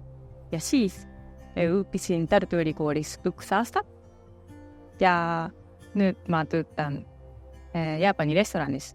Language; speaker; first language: Estonian; non-native, learner; Japanese